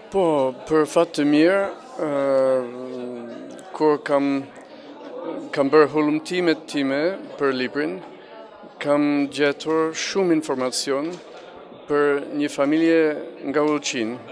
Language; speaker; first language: Albanian; non-native, fluent; English